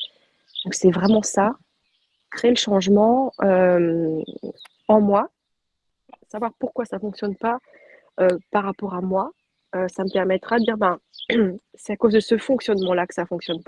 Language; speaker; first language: French; native; French